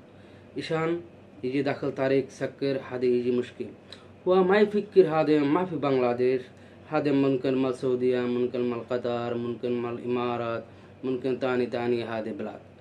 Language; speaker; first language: Arabic; non-native, learner; Bangla